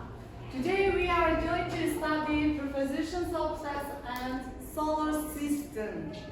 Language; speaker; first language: English; non-native, fluent; Mongolian